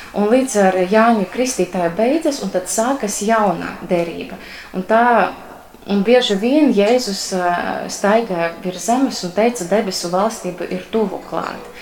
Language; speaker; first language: Latvian; non-native, local second language; Russian